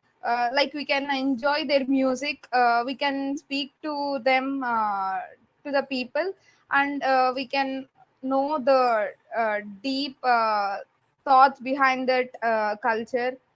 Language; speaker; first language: English; non-native, learner; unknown